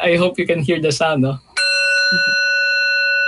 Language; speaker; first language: English; non-native, local second language; Filipino